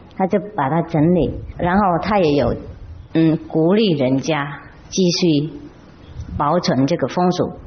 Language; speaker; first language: Chinese; non-native, fluent; Vietnamese